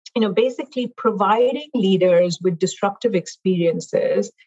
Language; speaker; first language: English; non-native, local second language; Hindi